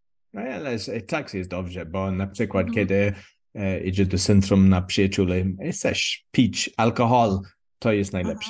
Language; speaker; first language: Polish; non-native, learner; English